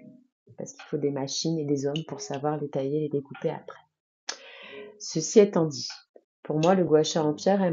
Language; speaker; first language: French; native; French